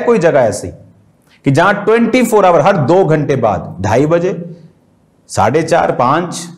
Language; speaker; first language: Hindi; native; Hindi